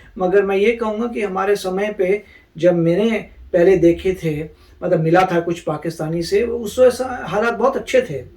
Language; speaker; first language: Hindi; native; Hindi